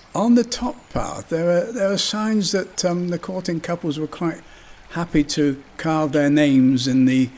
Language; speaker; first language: English; native; English